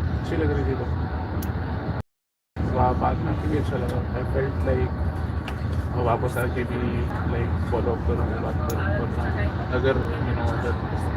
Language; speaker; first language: Hindi; native; Hindi